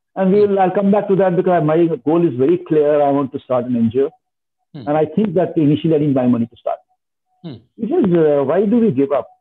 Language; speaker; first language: English; non-native, local second language; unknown